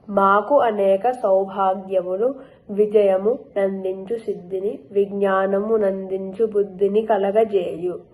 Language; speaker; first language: Telugu; early bilingual, heritage; Telugu